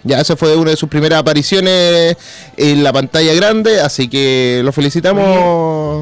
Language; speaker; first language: Spanish; native; Spanish